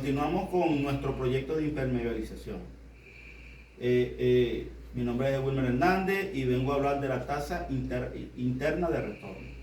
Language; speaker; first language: Spanish; native; Spanish